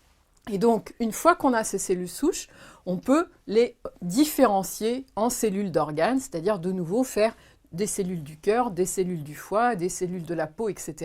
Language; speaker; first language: French; native; French